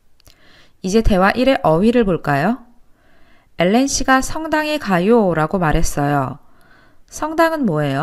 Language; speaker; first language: Korean; native; Korean